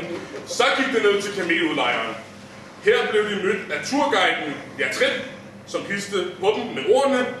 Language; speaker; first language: Danish; native; Danish